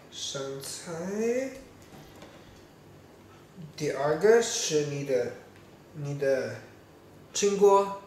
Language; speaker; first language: Chinese; non-native, learner; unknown